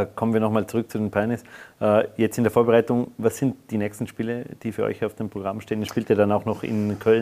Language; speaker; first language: German; native; German